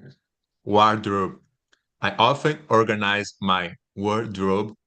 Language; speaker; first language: English; non-native, learner; Portuguese